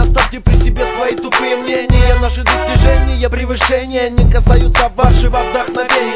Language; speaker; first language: Russian; native; Russian